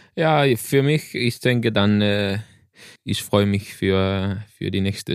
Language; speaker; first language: German; non-native, learner; Danish